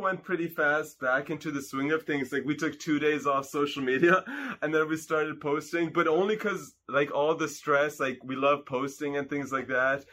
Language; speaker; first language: English; non-native, fluent; Hungarian